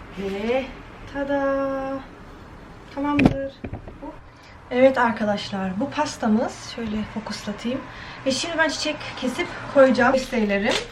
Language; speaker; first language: Turkish; early bilingual, heritage; Turkish